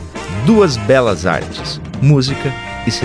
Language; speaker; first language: Portuguese; native; Portuguese